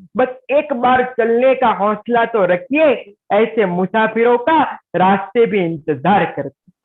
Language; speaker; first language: Hindi; non-native, local second language; Gujarati